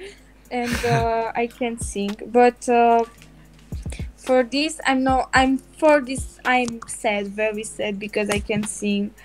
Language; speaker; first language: English; non-native, learner; Romanian